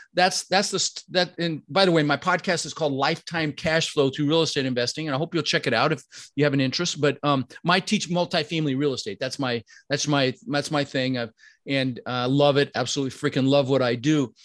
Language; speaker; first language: English; early bilingual, other home language; Dutch